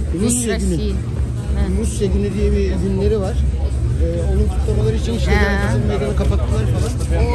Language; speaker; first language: Turkish; native; Turkish